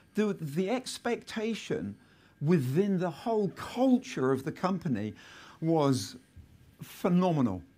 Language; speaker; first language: English; native; English